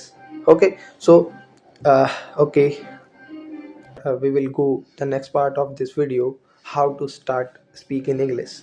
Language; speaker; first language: English; non-native, learner; Hindi